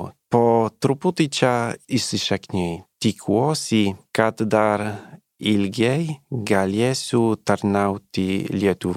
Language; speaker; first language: Lithuanian; non-native, learner; Polish